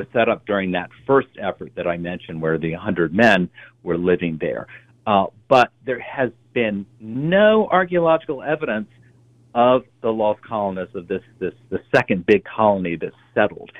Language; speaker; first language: English; native; English